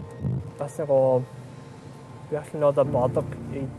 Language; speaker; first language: Mongolian; non-native, learner; English